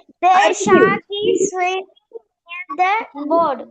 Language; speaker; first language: English; non-native, learner; Tamil